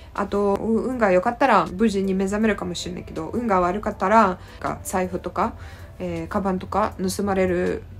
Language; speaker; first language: Japanese; non-native, fluent; Russian